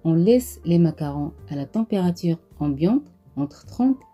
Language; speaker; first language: French; non-native, local second language; Arabic